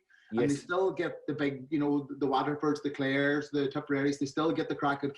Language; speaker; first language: English; native; English